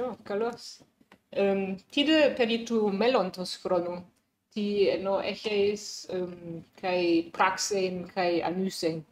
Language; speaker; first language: Greek; non-native, fluent; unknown